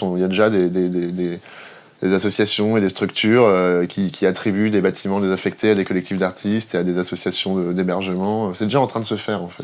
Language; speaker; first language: French; native; French